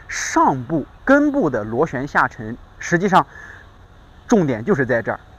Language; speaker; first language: Chinese; native; Chinese